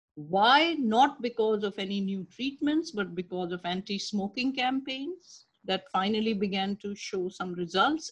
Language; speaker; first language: English; non-native, local second language; Urdu